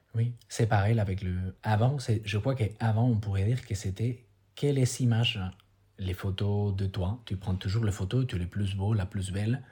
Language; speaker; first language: French; non-native, fluent; Spanish